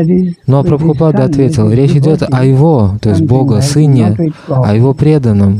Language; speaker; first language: Russian; native; Russian